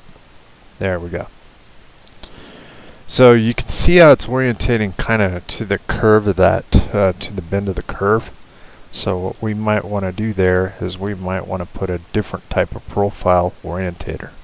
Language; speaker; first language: English; native; English